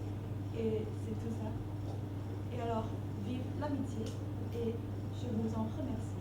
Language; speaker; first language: French; non-native, fluent; Thai